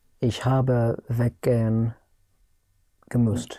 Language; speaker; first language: German; non-native, learner; English